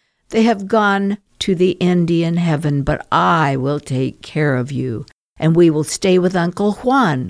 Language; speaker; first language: English; native; English